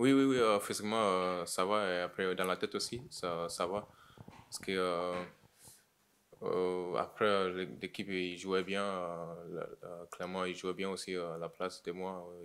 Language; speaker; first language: French; non-native, learner; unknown